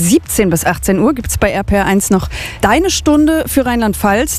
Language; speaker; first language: German; native; German